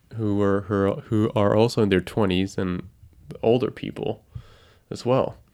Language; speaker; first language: English; non-native, fluent; Japanese